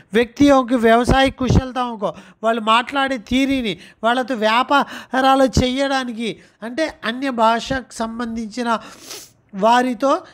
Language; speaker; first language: Telugu; non-native, local second language; Urdu